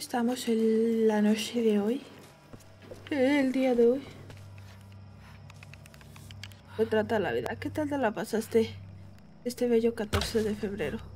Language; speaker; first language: Spanish; native; Spanish